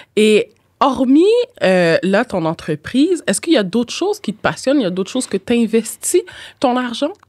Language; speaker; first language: French; native; French